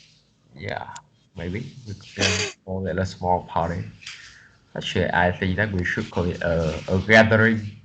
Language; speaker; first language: English; non-native, learner; Vietnamese